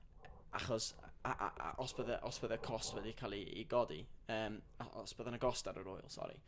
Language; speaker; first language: Welsh; native; Welsh